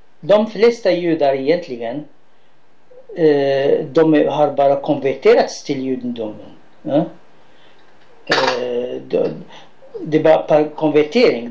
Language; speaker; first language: Swedish; non-native, fluent; Arabic